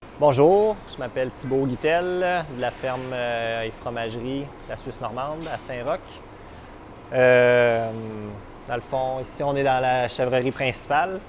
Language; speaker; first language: French; native; French